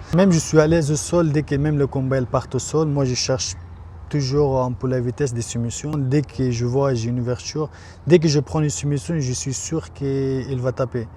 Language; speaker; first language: French; non-native, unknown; Persian